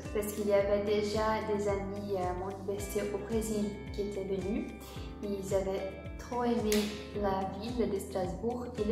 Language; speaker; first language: French; non-native, fluent; Portuguese